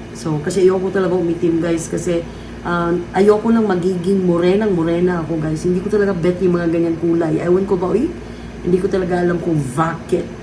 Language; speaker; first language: Filipino; native; Filipino